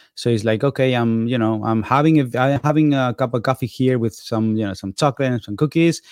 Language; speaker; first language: English; non-native, fluent; Spanish